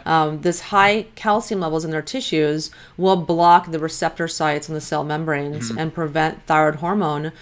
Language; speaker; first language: English; native; English